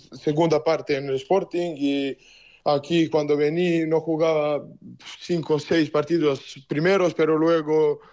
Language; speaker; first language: Spanish; non-native, learner; Serbian